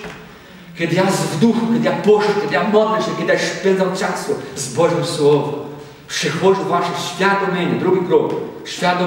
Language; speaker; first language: Polish; non-native, learner; Portuguese